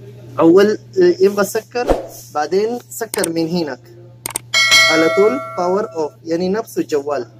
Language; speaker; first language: Arabic; non-native, learner; Urdu